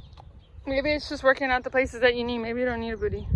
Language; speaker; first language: English; native; English